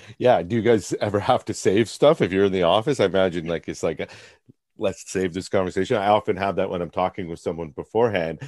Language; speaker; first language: English; native; English